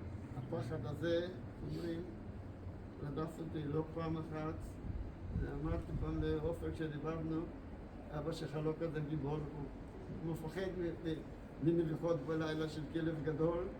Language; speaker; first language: Hebrew; non-native, fluent; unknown